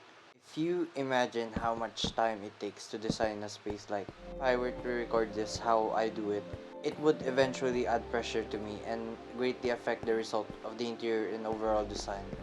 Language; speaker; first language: English; non-native, local second language; Filipino